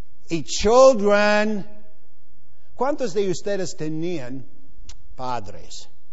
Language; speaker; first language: Spanish; non-native, fluent; English